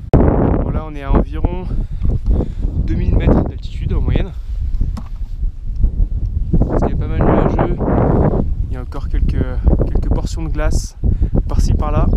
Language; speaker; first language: French; native; French